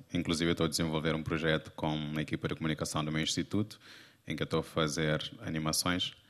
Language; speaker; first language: Portuguese; non-native, local second language; Kabuverdianu